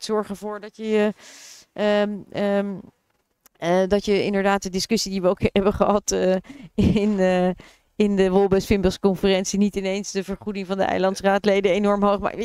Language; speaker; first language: Dutch; native; Dutch